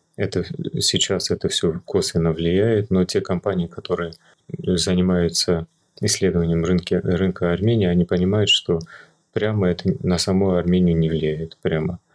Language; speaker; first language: Russian; early bilingual, other home language; Armenian